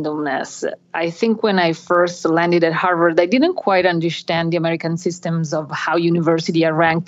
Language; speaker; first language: English; non-native, fluent; Italian